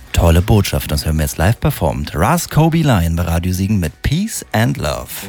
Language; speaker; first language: German; native; German